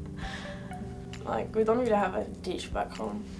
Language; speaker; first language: English; non-native, fluent; French